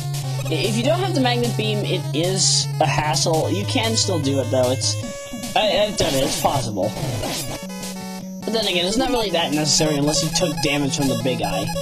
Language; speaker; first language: English; native; English